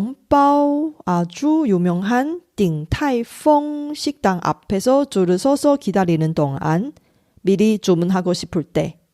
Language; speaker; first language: Korean; non-native, fluent; Chinese